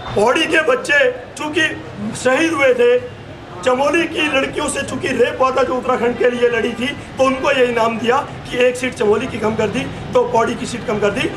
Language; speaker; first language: Hindi; non-native, local second language; Garhwali